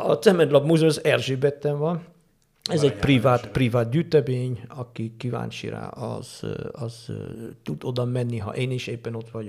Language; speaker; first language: Hungarian; non-native, fluent; Dutch